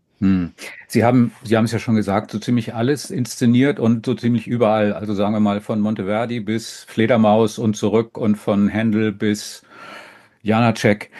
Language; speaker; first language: German; native; German